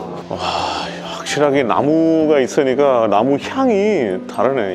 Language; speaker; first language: Korean; non-native, fluent; Hindi